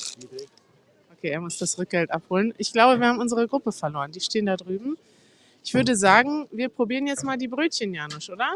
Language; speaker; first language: German; native; German